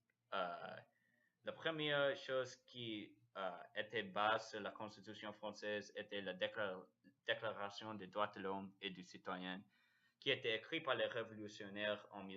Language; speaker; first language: French; non-native, learner; English